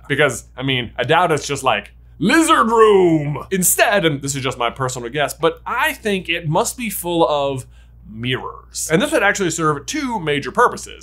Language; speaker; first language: English; native; English